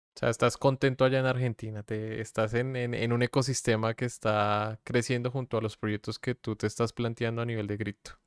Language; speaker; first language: Spanish; native; Spanish